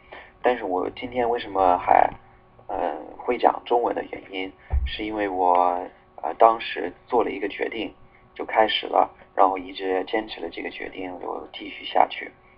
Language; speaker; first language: Chinese; non-native, fluent; English